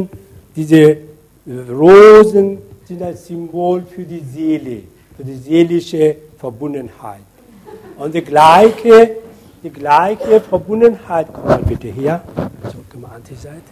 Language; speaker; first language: German; non-native, fluent; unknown